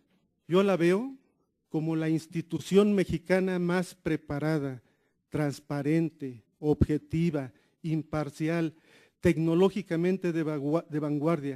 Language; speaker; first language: Spanish; native; Spanish